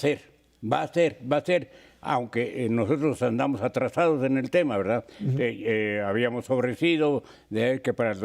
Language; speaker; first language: Spanish; native; Spanish